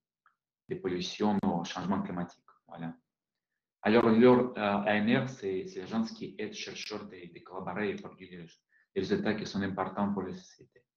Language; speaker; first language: French; non-native, fluent; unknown